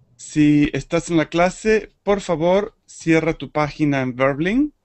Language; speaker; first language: Spanish; native; Spanish